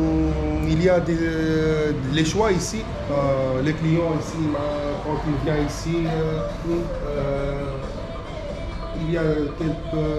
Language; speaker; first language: French; non-native, local second language; Arabic